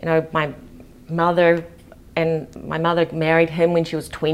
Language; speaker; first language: English; native; English